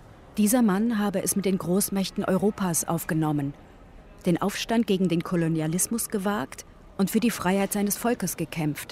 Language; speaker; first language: German; native; German